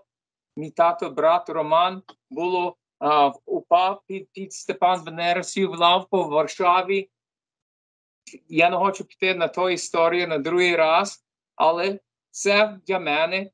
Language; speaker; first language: Ukrainian; early bilingual, heritage; Ukrainian